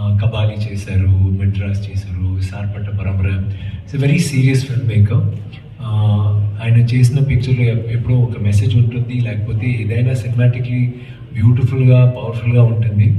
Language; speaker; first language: Telugu; non-native, learner; Tamil